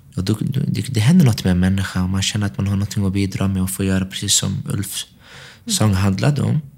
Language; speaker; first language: Swedish; early bilingual, other home language; Arabic